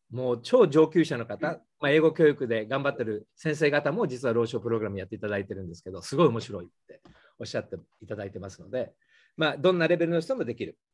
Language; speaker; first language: Japanese; native; Japanese